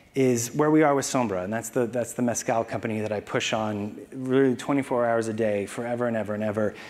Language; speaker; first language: English; native; English